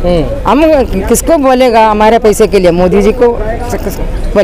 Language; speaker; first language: Hindi; non-native, local second language; Malayalam